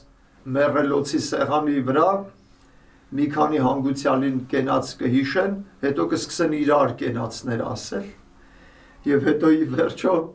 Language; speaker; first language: Armenian; native; Armenian